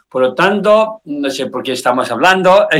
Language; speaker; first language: Spanish; non-native, learner; Tibetan